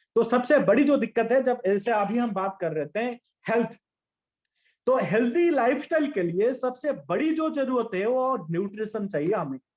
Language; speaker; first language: Hindi; non-native, local second language; Bangla